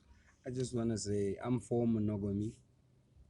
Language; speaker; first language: English; non-native, local second language; Tswana